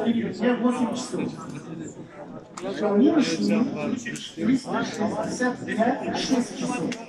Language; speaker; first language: Russian; non-native, learner; Tajik